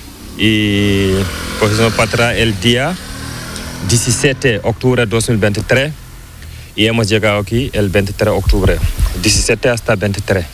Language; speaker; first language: Spanish; non-native, learner; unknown